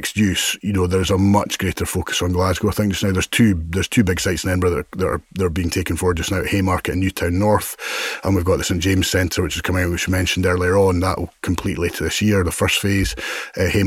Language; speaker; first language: English; native; English